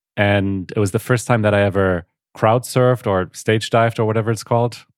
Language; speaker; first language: English; non-native, fluent; German